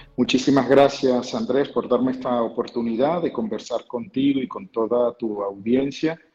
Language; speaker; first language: Spanish; native; Spanish